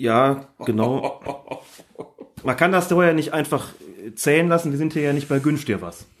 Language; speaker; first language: German; native; German